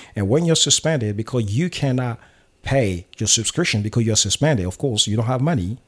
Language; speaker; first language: English; non-native, fluent; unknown